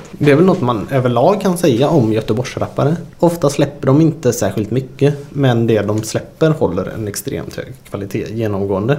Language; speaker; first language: Swedish; native; Swedish